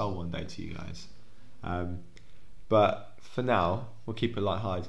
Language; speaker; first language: English; native; English